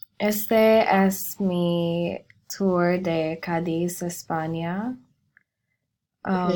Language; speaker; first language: Spanish; non-native, learner; English